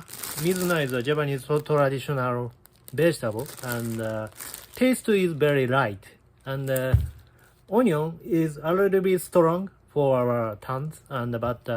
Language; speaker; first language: English; non-native, learner; Japanese